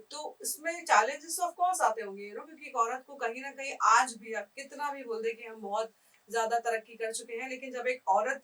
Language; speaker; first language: Hindi; native; Hindi